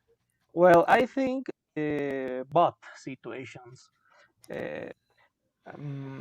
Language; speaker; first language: English; non-native, local second language; Spanish